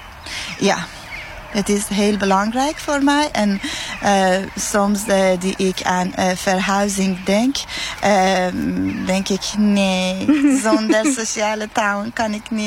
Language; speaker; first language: Dutch; non-native, learner; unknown